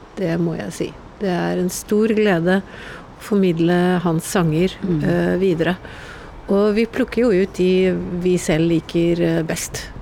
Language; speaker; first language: Norwegian; native; Norwegian